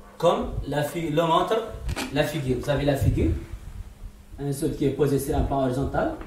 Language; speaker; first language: French; non-native, local second language; Arabic